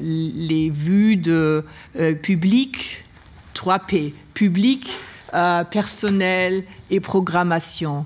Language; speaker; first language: French; non-native, learner; German